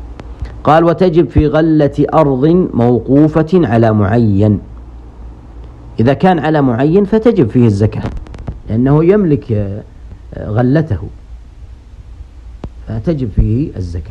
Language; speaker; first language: Arabic; native; Arabic